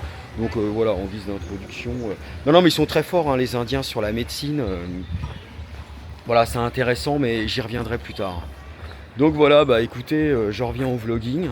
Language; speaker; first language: French; native; French